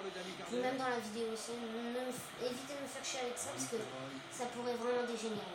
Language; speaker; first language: French; native; French